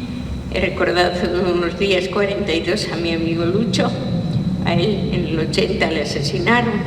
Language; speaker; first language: Spanish; non-native, fluent; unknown